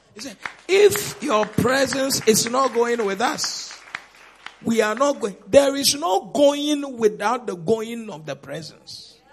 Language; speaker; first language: English; non-native, local second language; Akan